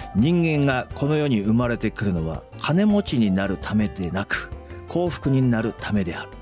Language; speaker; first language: Japanese; native; Japanese